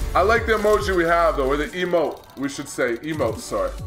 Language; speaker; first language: English; native; English